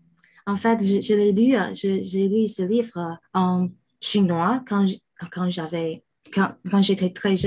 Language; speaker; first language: French; non-native, fluent; Chinese